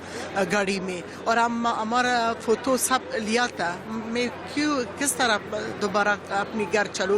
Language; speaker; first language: Hindi; non-native, learner; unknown